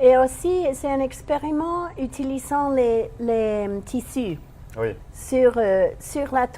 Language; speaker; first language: French; non-native, learner; English